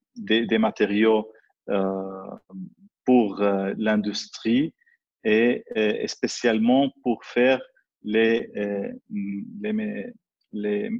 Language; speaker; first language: French; non-native, fluent; Arabic